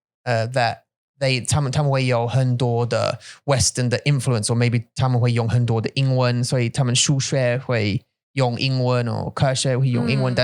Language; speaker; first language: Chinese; non-native, learner; English